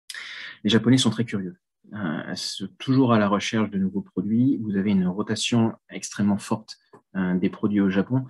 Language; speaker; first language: French; native; French